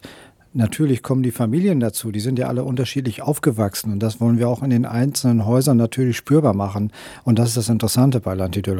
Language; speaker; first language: German; native; German